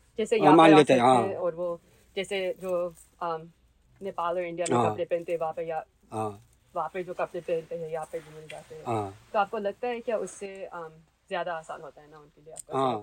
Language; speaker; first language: Hindi; early bilingual, heritage; Hindi